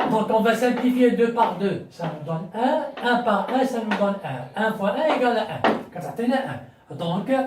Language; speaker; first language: French; non-native, local second language; Arabic